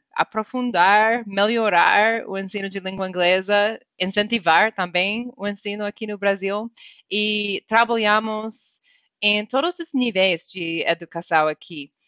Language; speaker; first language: Portuguese; non-native, fluent; English